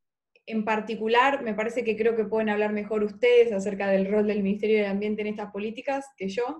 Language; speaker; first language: Spanish; native; Spanish